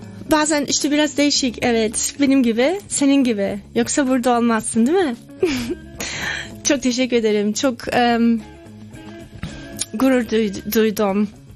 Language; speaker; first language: Turkish; non-native, learner; German